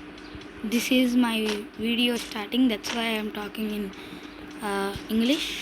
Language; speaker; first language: English; non-native, local second language; Telugu